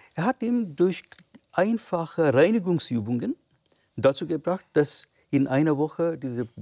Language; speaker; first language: German; non-native, fluent; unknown